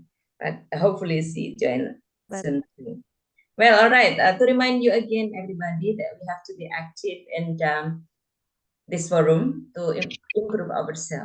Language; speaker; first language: English; non-native, fluent; Indonesian